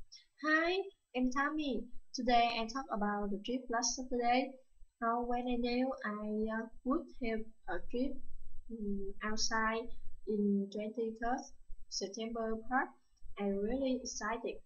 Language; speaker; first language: English; non-native, learner; Vietnamese